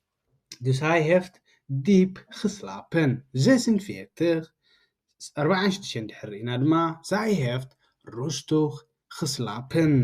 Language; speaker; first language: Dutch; non-native, learner; Tigrinya